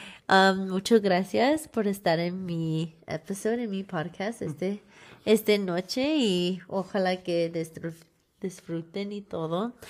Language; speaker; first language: Spanish; non-native, learner; English